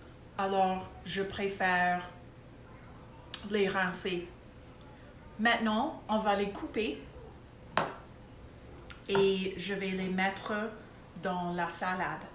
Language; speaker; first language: French; non-native, local second language; English